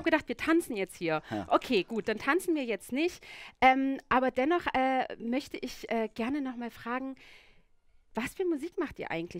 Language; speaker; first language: German; native; German